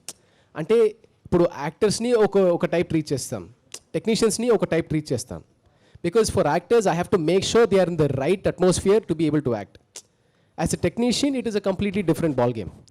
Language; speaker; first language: Telugu; early bilingual, heritage; Telugu